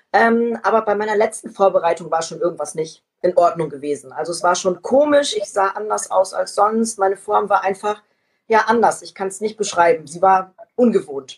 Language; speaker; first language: German; native; German